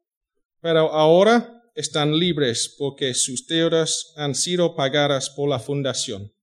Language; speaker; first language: Spanish; non-native, fluent; English